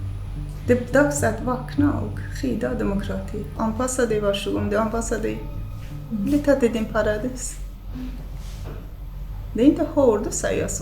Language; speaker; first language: Swedish; non-native, fluent; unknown